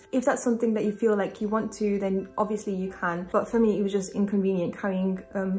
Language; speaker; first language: English; native; English